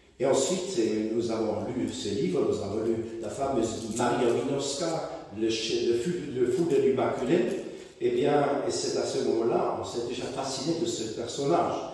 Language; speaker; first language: French; non-native, fluent; German